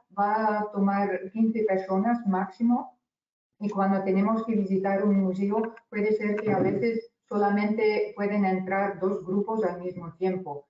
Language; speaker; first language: Spanish; non-native, fluent; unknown